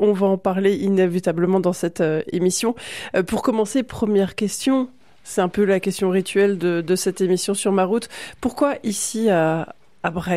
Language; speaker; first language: French; native; French